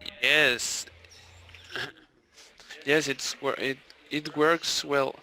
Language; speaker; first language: English; non-native, learner; Spanish